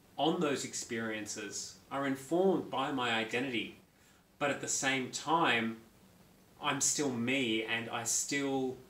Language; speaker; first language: English; native; English